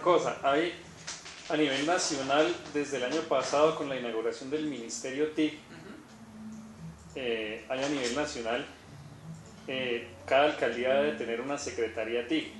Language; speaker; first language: Spanish; native; Spanish